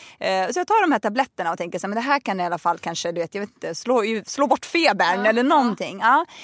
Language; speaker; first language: Swedish; early bilingual, other home language; Russian